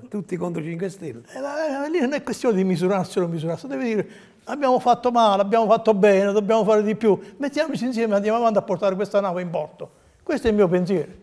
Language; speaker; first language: Italian; native; Italian